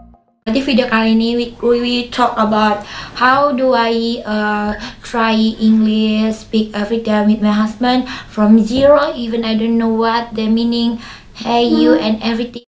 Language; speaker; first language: English; non-native, learner; Indonesian